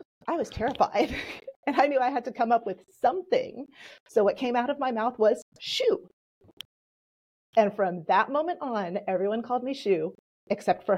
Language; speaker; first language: English; early bilingual, other home language; Polish